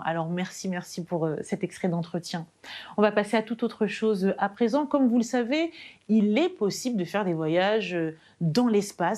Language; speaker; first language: French; native; French